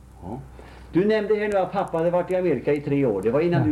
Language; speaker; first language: Swedish; native; Swedish